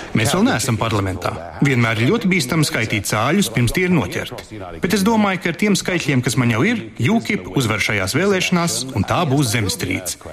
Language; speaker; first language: Latvian; early bilingual, heritage; Latvian